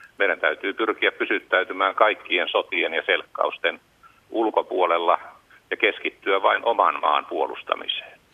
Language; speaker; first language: Finnish; native; Finnish